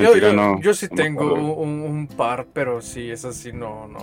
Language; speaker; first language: Spanish; native; Spanish